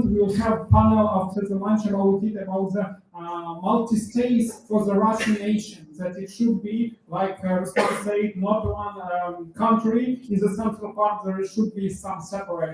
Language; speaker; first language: English; non-native, learner; Russian